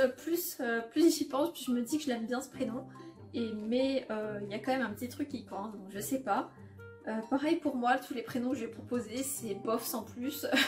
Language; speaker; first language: French; early bilingual, other home language; Polish